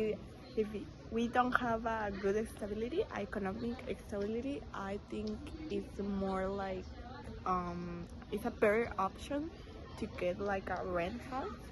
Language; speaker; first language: English; non-native, learner; Spanish